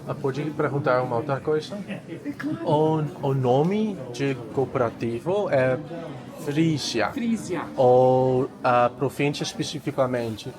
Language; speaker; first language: Portuguese; non-native, learner; Dutch